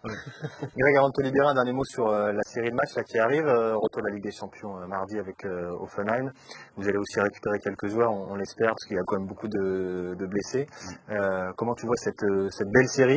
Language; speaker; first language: French; native; French